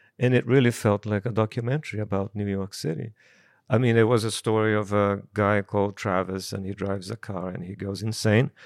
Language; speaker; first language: English; non-native, fluent; Portuguese